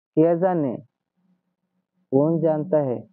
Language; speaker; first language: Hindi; non-native, learner; Bangla